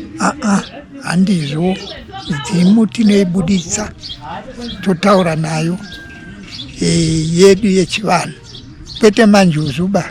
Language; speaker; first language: Shona; non-native, local second language; Venda